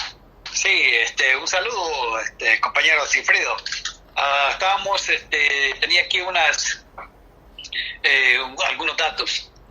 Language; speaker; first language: Spanish; native; Spanish